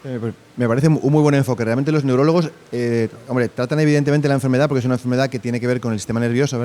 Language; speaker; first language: Spanish; native; Spanish